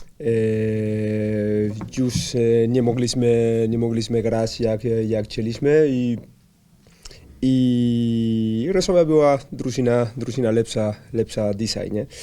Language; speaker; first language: Polish; non-native, learner; Spanish